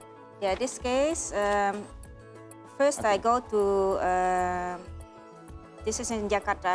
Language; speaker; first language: English; non-native, learner; Dutch